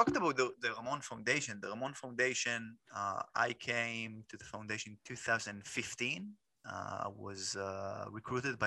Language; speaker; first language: English; non-native, fluent; Hebrew